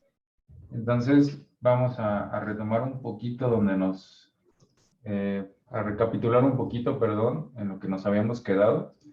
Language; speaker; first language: Spanish; native; Spanish